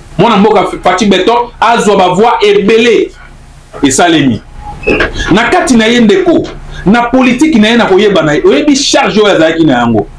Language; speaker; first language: Lingala; native; Lingala